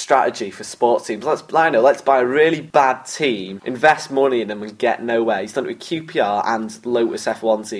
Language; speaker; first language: English; native; English